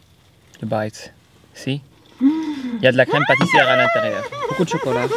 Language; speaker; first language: French; non-native, local second language; Arabic